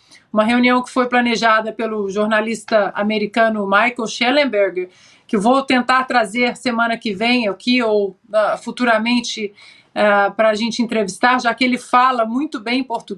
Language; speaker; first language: Portuguese; native; Portuguese